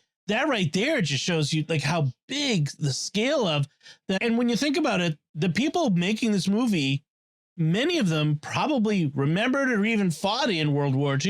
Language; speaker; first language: English; native; English